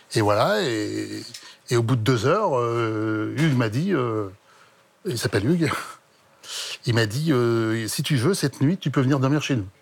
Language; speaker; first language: French; native; French